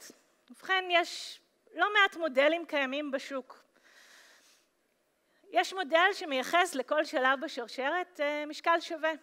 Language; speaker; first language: Hebrew; native; Hebrew